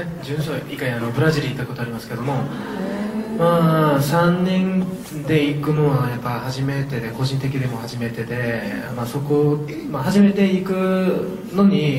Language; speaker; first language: Japanese; non-native, fluent; Korean